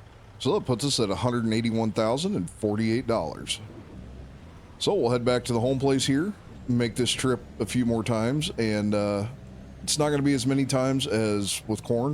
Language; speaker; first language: English; native; English